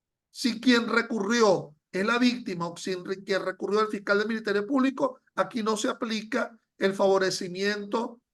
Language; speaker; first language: Spanish; native; Spanish